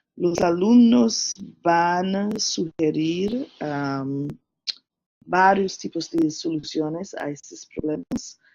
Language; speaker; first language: Spanish; non-native, learner; English